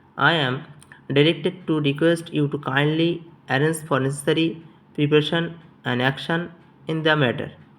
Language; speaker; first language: English; non-native, local second language; Bangla